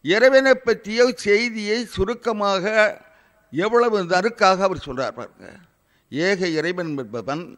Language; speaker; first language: Tamil; native; Tamil